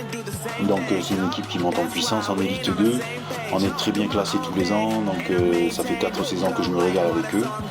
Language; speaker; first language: French; native; French